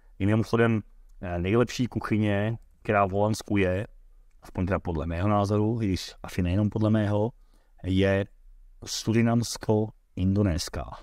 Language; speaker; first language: Czech; early bilingual, heritage; Dutch